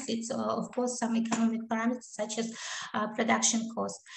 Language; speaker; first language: English; non-native, learner; Kazakh